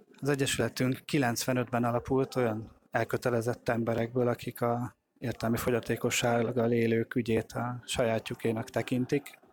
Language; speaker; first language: Hungarian; native; Hungarian